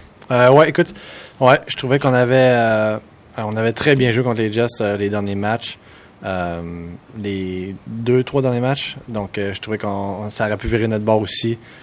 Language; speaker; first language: French; native; French